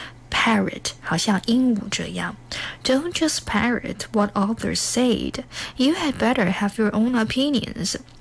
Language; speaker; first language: English; non-native, fluent; Chinese